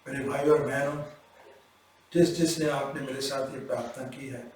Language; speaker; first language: Hindi; non-native, local second language; Punjabi